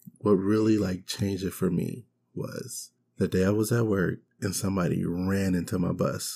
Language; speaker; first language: English; native; English